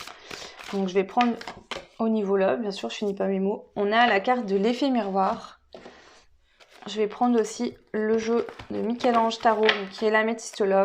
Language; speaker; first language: French; native; French